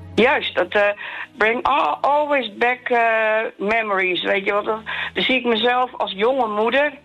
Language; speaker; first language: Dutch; native; Dutch